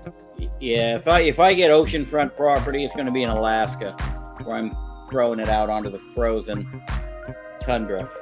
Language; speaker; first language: English; native; English